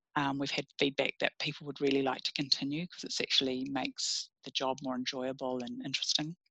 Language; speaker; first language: English; native; English